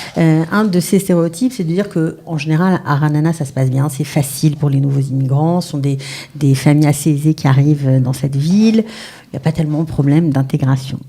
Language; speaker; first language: French; native; French